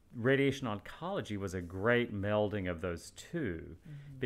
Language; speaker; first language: English; native; English